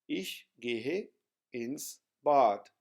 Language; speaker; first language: German; non-native, fluent; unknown